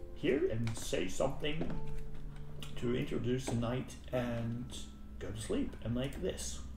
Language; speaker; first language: English; non-native, fluent; German